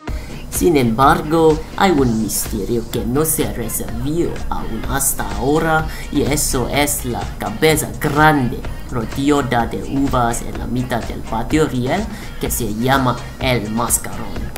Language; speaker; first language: Spanish; non-native, learner; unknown